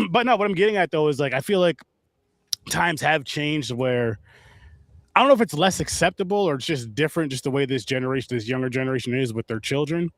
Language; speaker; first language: English; native; English